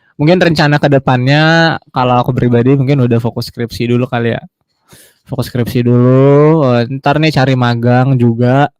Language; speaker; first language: Indonesian; native; Indonesian